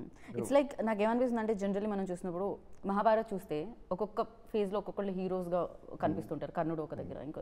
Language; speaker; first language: Telugu; native; Telugu